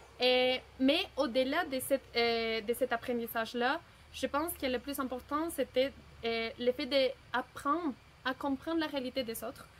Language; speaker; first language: French; non-native, fluent; Spanish